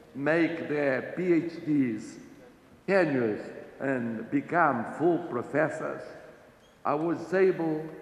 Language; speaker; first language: English; non-native, fluent; Portuguese